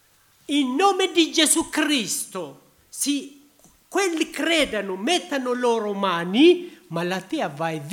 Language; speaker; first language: Italian; non-native, learner; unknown